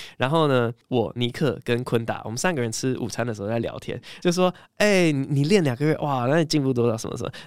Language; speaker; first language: Chinese; early bilingual, other home language; English